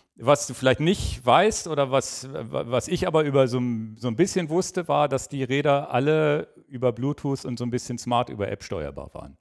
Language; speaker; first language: German; native; German